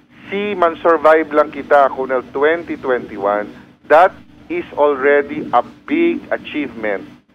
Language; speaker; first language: English; non-native, local second language; Chavacano